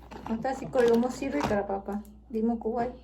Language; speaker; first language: Japanese; non-native, learner; Filipino